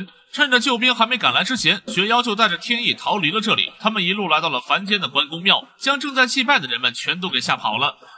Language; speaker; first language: Chinese; native; Chinese